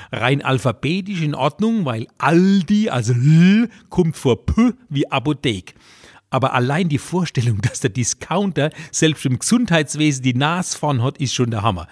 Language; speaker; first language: German; native; German